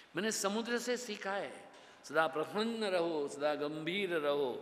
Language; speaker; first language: Hindi; non-native, local second language; Gujarati